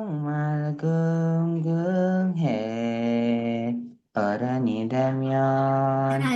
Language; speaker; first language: Korean; non-native, learner; Indonesian